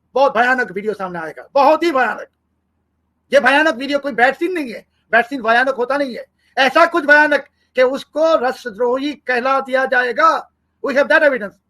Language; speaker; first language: Hindi; non-native, fluent; Bangla